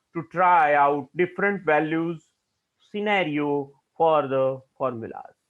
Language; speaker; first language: English; non-native, local second language; Gujarati